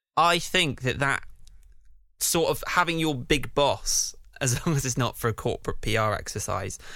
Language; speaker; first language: English; native; English